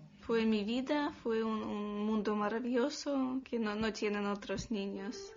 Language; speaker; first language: Spanish; non-native, learner; Russian